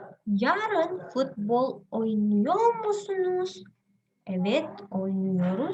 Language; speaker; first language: Turkish; non-native, learner; Indonesian